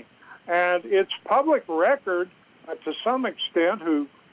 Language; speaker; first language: English; native; English